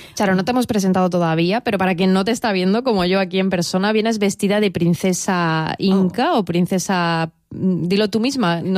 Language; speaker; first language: Spanish; native; Spanish